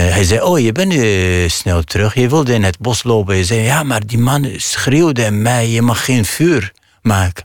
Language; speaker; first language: Dutch; non-native, fluent; Arabic